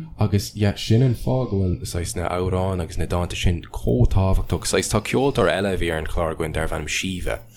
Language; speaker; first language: Irish; non-native, local second language; English